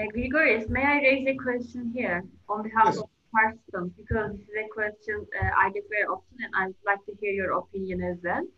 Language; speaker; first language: English; non-native, fluent; Turkish